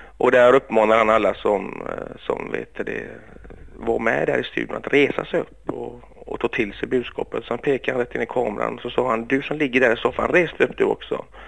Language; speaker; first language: Swedish; early bilingual, other home language; Greek